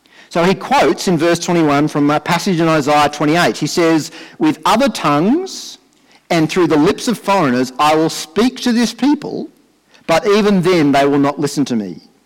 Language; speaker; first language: English; native; English